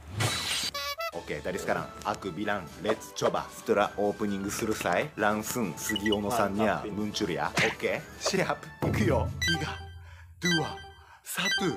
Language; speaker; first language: Indonesian; non-native, fluent; Japanese